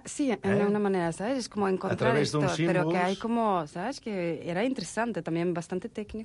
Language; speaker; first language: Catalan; non-native, learner; Swedish